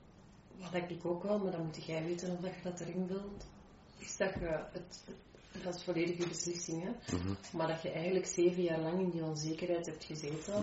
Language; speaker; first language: Dutch; native; Dutch